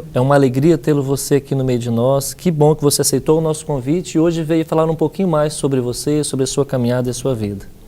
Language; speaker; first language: Portuguese; native; Portuguese